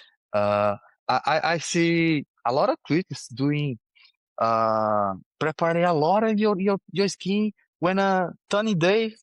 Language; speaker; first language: English; non-native, learner; Portuguese